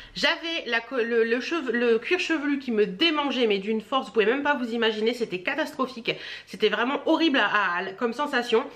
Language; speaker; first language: French; native; French